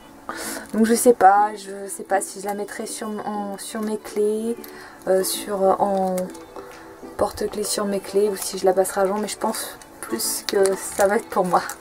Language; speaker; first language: French; native; French